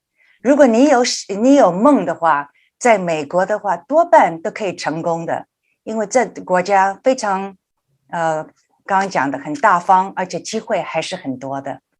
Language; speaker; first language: Chinese; early bilingual, heritage; Chinese